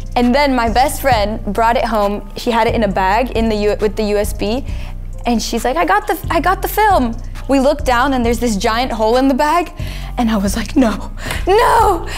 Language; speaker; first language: English; native; English